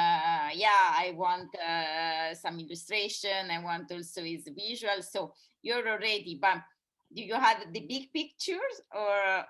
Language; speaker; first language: English; non-native, fluent; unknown